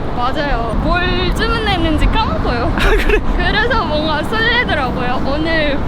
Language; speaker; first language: Korean; non-native, fluent; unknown